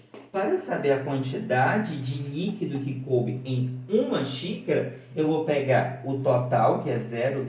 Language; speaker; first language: Portuguese; native; Portuguese